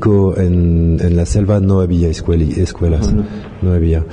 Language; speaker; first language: Spanish; non-native, learner; French